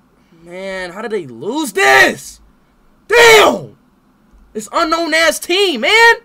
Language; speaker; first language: English; native; English